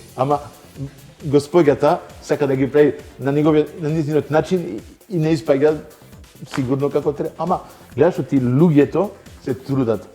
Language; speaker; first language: Macedonian; non-native, fluent; Dutch